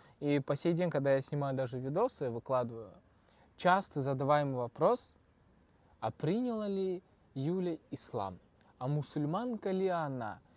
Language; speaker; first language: Russian; native; Russian